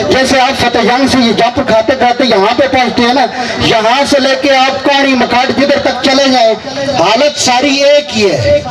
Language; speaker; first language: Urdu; non-native, local second language; Punjabi